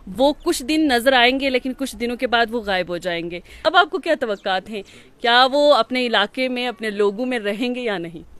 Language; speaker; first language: Hindi; non-native, local second language; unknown